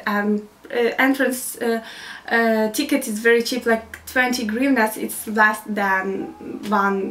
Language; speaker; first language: English; non-native, learner; Ukrainian